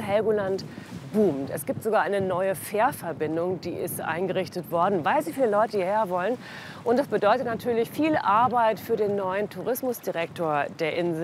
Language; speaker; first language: German; native; German